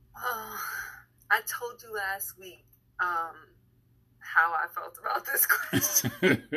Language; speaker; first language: English; native; English